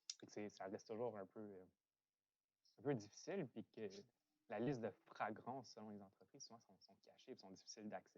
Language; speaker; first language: French; native; French